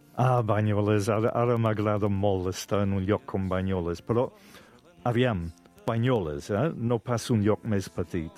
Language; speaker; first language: Catalan; non-native, fluent; English